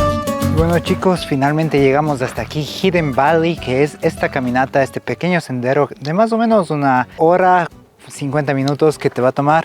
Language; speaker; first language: Spanish; native; Spanish